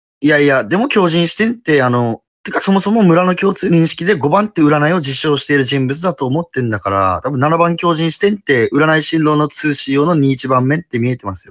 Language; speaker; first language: Japanese; native; Japanese